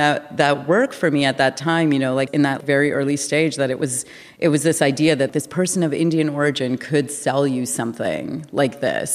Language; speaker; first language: English; native; English